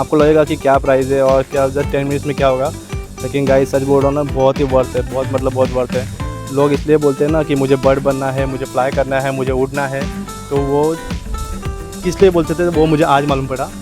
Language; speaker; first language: Hindi; native; Hindi